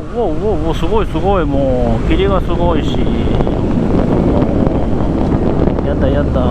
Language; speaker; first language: Japanese; native; Japanese